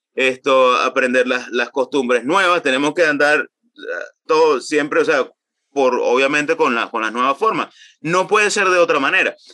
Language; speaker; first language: Spanish; native; Spanish